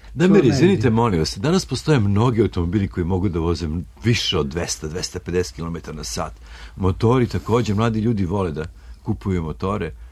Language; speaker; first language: Serbian; native; Serbian